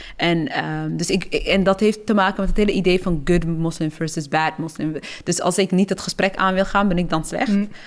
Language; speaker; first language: Dutch; early bilingual, other home language; Somali